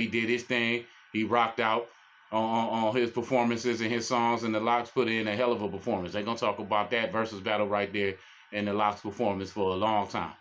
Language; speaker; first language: English; native; English